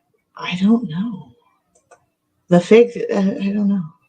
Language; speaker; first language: English; native; English